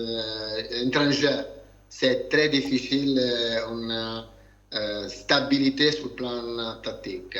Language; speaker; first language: French; non-native, learner; Italian